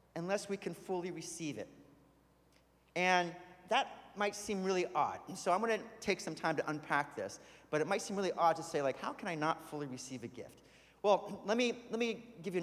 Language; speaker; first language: English; native; English